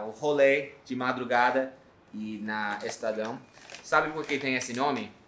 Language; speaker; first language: Portuguese; non-native, fluent; English